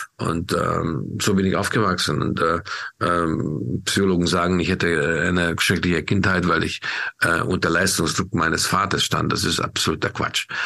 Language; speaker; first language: German; non-native, fluent; Hungarian